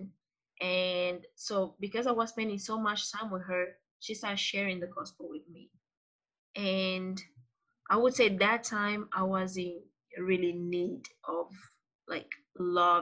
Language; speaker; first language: English; non-native, fluent; Portuguese